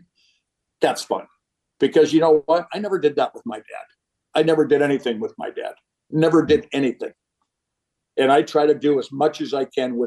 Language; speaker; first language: English; native; English